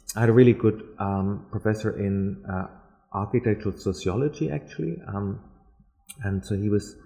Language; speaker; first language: English; non-native, fluent; German